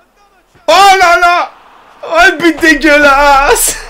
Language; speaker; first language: French; native; French